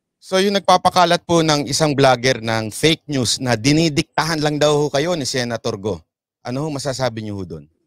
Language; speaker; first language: Filipino; native; Filipino